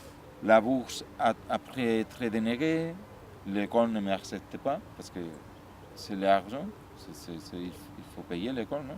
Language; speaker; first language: French; non-native, learner; Spanish